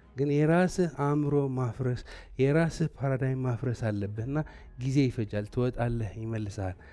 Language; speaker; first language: Amharic; non-native, local second language; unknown